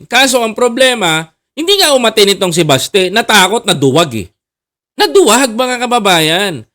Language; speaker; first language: Filipino; native; Filipino